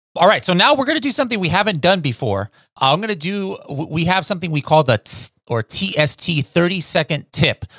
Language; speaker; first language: English; native; English